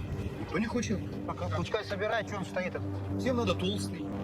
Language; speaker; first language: Russian; native; Russian